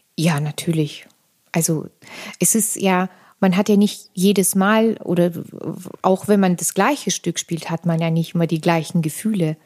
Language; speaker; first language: German; non-native, fluent; Armenian